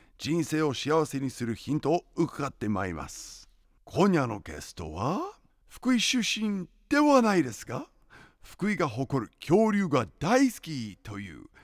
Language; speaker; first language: Japanese; non-native, fluent; English